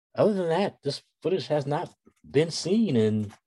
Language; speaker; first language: English; native; English